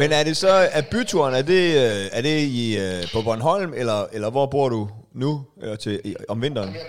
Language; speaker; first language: Danish; native; Danish